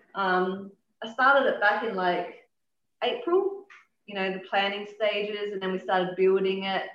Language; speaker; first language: English; native; English